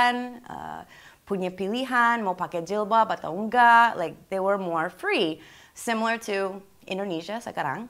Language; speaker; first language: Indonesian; non-native, fluent; English